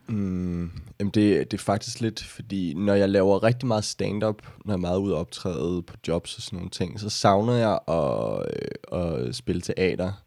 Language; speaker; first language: Danish; native; Danish